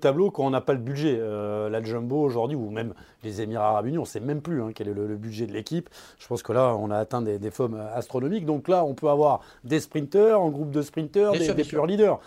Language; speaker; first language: French; native; French